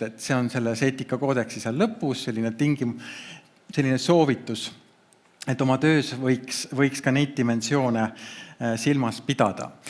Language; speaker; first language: Estonian; native; Estonian